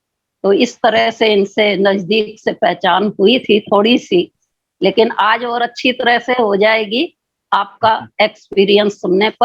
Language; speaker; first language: Hindi; native; Hindi